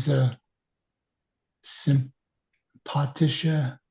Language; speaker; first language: German; non-native, learner; English